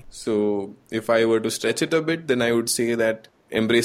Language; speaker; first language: English; non-native, local second language; Gujarati